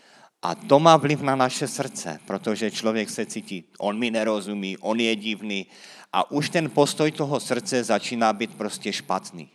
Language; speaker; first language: Czech; native; Czech